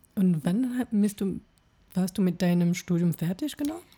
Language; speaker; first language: German; non-native, fluent; French